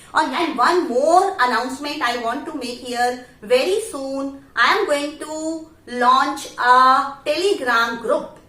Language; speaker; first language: Hindi; native; Hindi